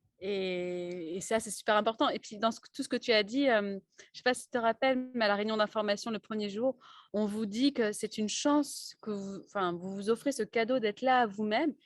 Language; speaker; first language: French; native; French